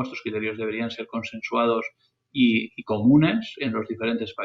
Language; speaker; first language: Spanish; native; Spanish